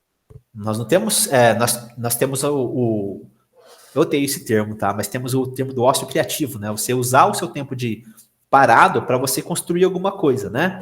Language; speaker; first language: Portuguese; native; Portuguese